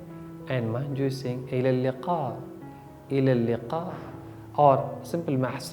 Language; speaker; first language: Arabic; non-native, fluent; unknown